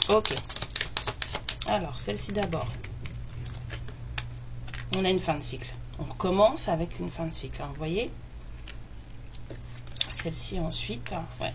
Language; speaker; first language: French; native; French